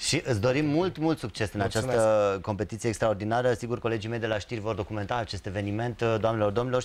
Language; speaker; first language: Romanian; native; Romanian